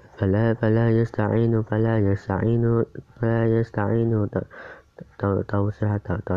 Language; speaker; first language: Arabic; non-native, learner; Indonesian